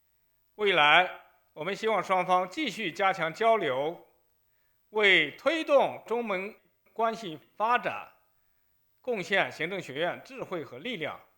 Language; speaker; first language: Chinese; native; Chinese